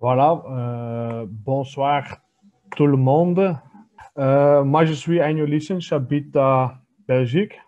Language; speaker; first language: French; non-native, local second language; Dutch